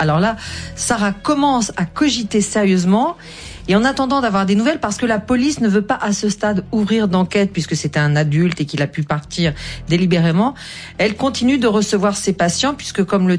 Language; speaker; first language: French; native; French